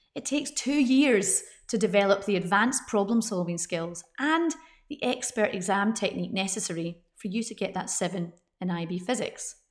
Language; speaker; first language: English; native; English